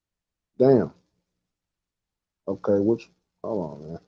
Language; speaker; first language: English; native; English